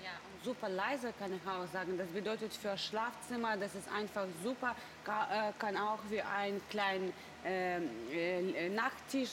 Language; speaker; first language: German; non-native, learner; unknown